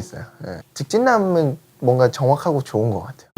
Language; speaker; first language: Korean; non-native, fluent; Thai